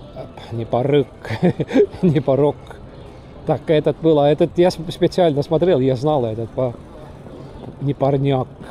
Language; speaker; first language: Russian; non-native, learner; Estonian